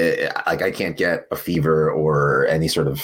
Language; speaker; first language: English; early bilingual, other home language; Spanish